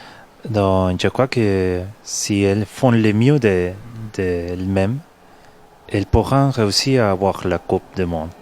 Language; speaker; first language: French; non-native, fluent; Spanish